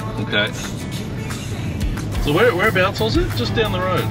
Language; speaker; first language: English; native; English